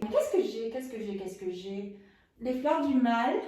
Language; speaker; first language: French; non-native, fluent; English